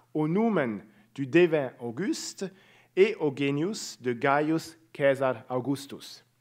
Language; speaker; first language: French; native; French